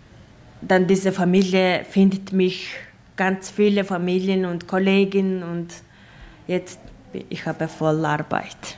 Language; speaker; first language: German; non-native, learner; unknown